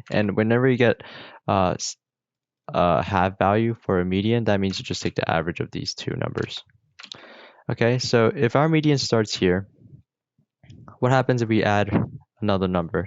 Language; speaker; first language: English; native; English